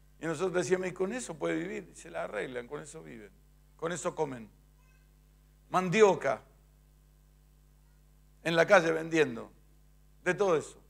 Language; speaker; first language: Spanish; native; Spanish